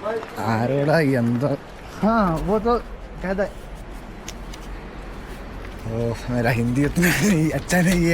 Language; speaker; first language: Hindi; non-native, local second language; Malayalam